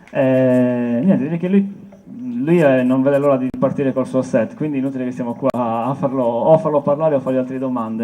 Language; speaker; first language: Italian; native; Italian